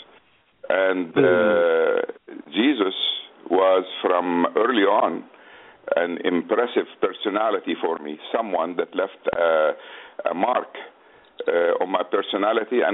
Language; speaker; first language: English; non-native, fluent; Arabic